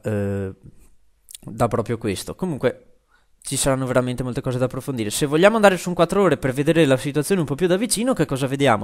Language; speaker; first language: Italian; native; Italian